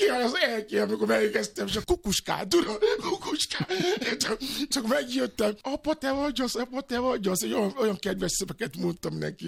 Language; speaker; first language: Hungarian; non-native, learner; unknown